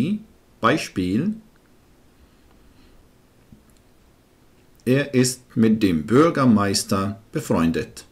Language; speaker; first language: German; non-native, fluent; Arabic